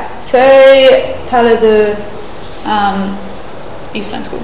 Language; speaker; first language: Icelandic; non-native, learner; English